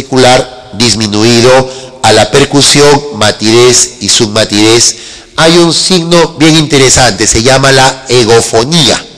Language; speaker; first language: Spanish; native; Spanish